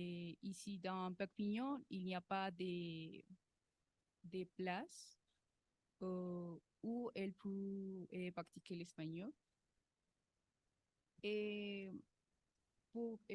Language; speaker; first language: French; non-native, learner; Spanish